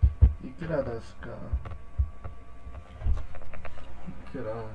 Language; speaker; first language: Japanese; non-native, learner; English